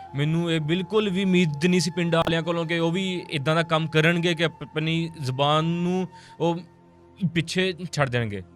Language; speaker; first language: Punjabi; native; Punjabi